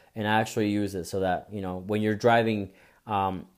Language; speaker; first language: English; early bilingual, other home language; Spanish